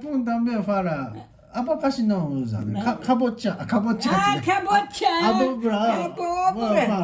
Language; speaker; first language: Portuguese; non-native, learner; Japanese